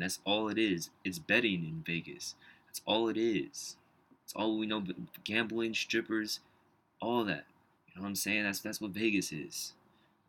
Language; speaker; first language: English; native; English